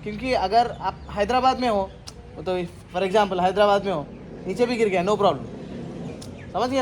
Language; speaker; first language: Hindi; non-native, local second language; Telugu